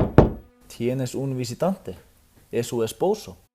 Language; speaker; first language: Spanish; non-native, learner; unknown